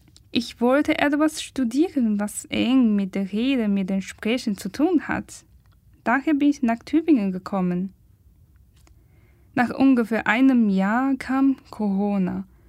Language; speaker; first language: German; non-native, fluent; Chinese